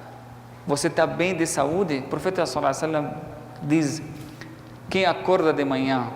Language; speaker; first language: Portuguese; non-native, fluent; Arabic